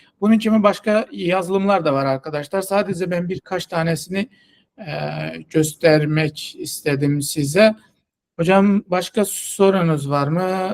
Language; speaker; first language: Turkish; non-native, fluent; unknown